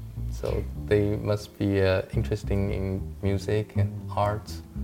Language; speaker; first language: English; non-native, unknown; Chinese